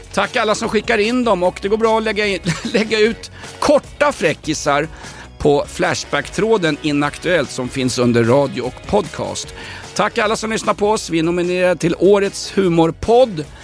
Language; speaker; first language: Swedish; native; Swedish